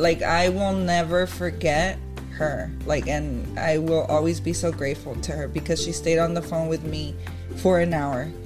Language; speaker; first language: English; early bilingual, other home language; Spanish